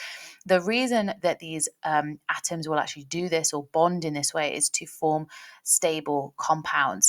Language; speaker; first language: English; native; English